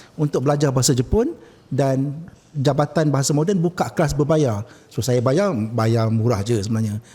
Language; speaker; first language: Malay; native; Malay